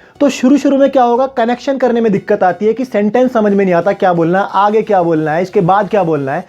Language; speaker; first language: Hindi; native; Hindi